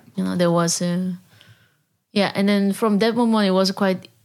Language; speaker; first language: English; non-native, learner; Korean